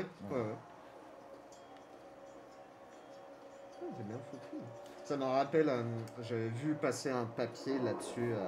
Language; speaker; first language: French; native; French